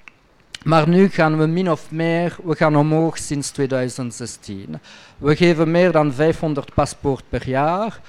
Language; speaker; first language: Dutch; non-native, local second language; French